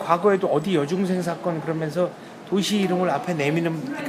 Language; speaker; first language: Korean; native; Korean